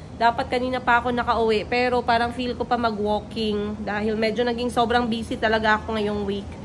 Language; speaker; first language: Filipino; non-native, local second language; Cebuano